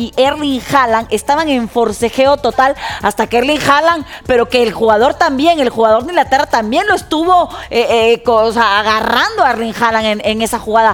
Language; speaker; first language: Spanish; native; Spanish